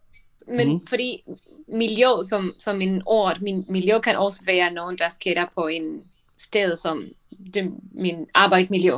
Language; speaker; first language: Danish; non-native, learner; Spanish